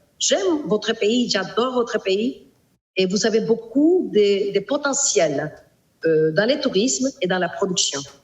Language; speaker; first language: French; non-native, fluent; Spanish